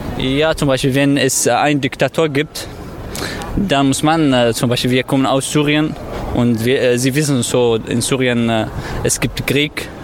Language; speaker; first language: German; non-native, learner; Arabic